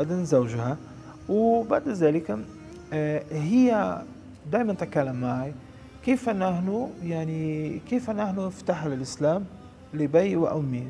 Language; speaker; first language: Arabic; non-native, learner; Portuguese